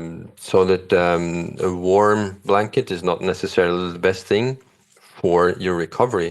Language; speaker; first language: English; non-native, fluent; Norwegian